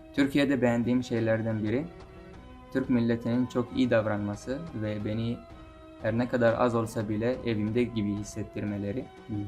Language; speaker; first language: Turkish; non-native, fluent; Persian